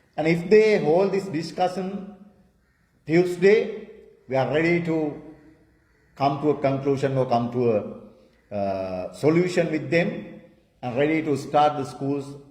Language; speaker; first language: English; non-native, local second language; Sinhala